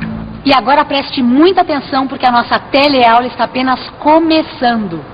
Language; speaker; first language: Portuguese; native; Portuguese